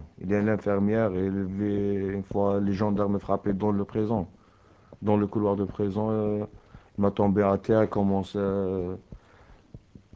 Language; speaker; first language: French; non-native, learner; Arabic